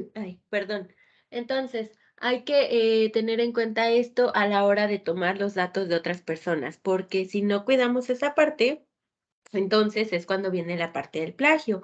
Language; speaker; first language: Spanish; native; Spanish